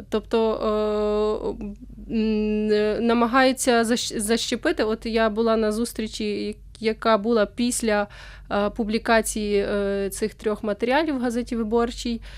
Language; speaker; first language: Ukrainian; native; Ukrainian